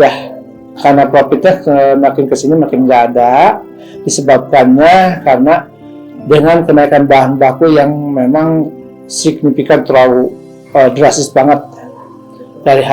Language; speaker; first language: Indonesian; non-native, local second language; Sundanese